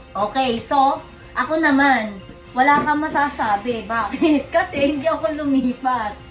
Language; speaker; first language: Filipino; native; Filipino